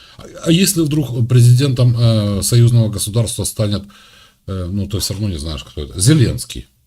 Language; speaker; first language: Russian; native; Russian